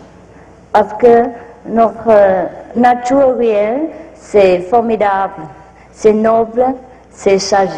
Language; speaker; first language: French; non-native, fluent; Vietnamese